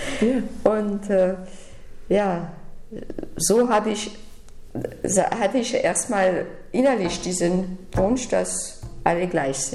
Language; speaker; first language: German; non-native, fluent; French